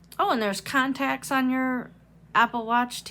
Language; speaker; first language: English; native; English